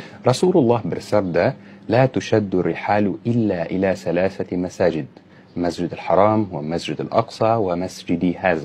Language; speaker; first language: Indonesian; non-native, fluent; Arabic